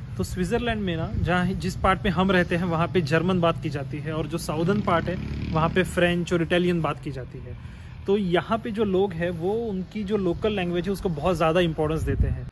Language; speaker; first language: Hindi; native; Hindi